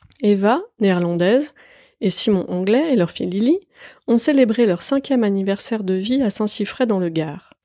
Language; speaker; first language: French; native; French